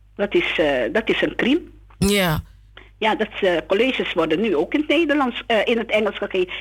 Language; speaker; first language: Dutch; non-native, local second language; Sranan Tongo